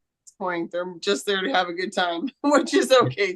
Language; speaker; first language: English; native; English